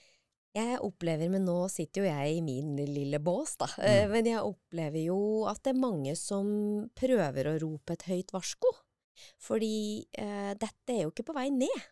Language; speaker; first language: Norwegian; native; Norwegian